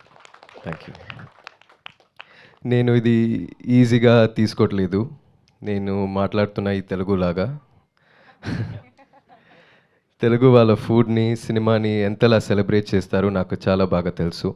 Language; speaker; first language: Telugu; non-native, learner; Tamil